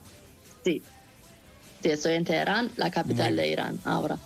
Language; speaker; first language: Spanish; non-native, fluent; Persian